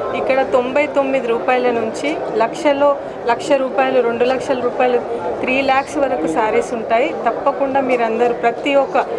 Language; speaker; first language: Telugu; native; Telugu